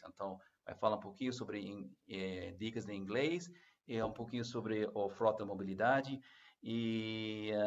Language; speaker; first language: Portuguese; non-native, learner; English